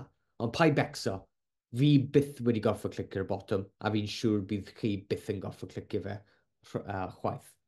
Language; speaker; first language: Welsh; non-native, local second language; English